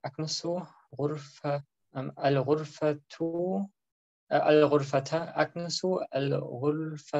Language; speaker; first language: Arabic; non-native, learner; German